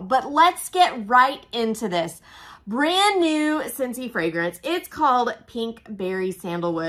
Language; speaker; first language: English; native; English